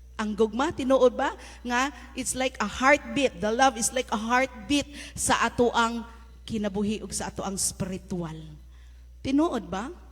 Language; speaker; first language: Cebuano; native; Cebuano